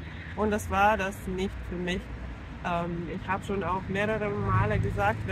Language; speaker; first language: German; non-native, fluent; Finnish